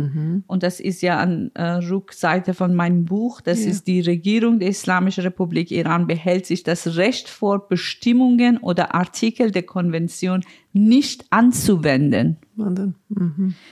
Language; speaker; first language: German; non-native, fluent; Persian